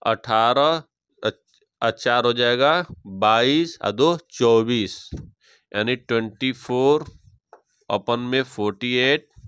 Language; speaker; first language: Hindi; native; Hindi